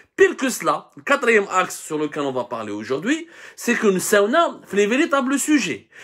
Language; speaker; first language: French; non-native, local second language; Arabic